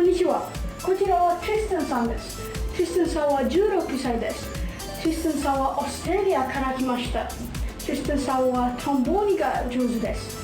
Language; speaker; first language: Japanese; non-native, learner; Malay